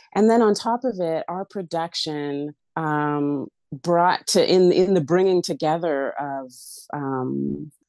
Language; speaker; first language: English; native; English